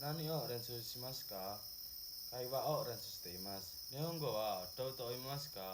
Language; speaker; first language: Japanese; non-native, learner; Indonesian